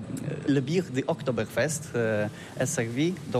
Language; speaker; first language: French; non-native, learner; Polish